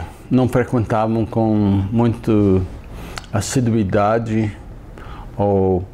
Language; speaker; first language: Portuguese; non-native, fluent; English